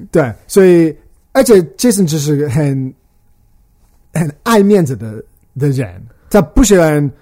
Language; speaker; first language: Chinese; non-native, fluent; English